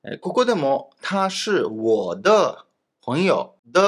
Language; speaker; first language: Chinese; non-native, fluent; Japanese